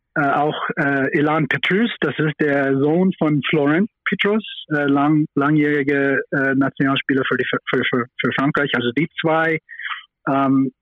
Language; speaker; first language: German; non-native, fluent; English